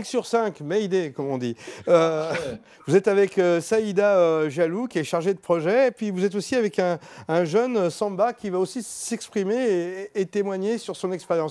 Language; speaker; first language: French; native; French